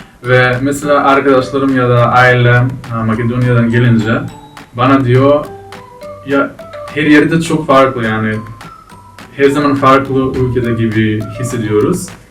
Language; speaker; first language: Turkish; non-native, fluent; Macedonian